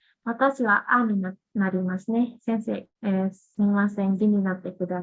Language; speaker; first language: Japanese; non-native, fluent; Indonesian